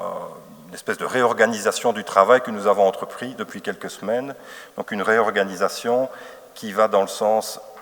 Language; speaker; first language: French; native; French